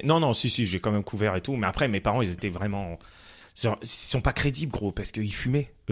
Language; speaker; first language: French; native; French